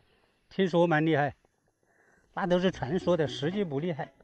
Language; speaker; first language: Chinese; native; Chinese